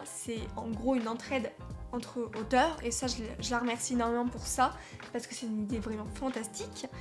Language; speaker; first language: French; native; French